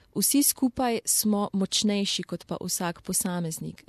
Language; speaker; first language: Slovenian; native; Slovenian